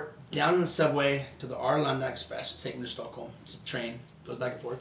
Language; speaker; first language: English; non-native, fluent; Swedish